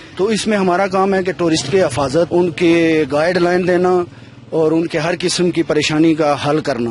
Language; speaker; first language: Urdu; non-native, local second language; Punjabi